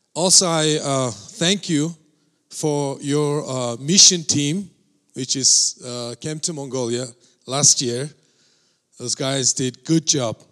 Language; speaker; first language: English; non-native, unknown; Mongolian